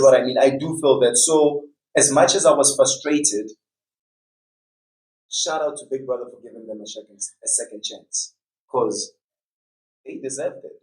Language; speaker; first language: English; non-native, local second language; Tswana